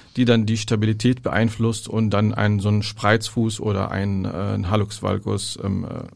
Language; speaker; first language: German; non-native, fluent; Arabic